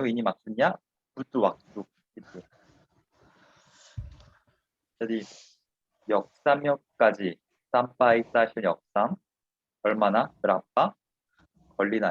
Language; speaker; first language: Indonesian; non-native, fluent; Korean